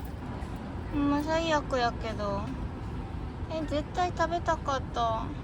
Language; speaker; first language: Japanese; non-native, fluent; Korean